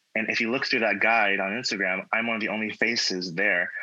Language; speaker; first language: English; native; English